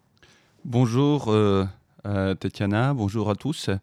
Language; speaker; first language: French; non-native, fluent; Ukrainian